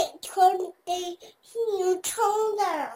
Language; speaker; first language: Chinese; early bilingual, heritage; Cantonese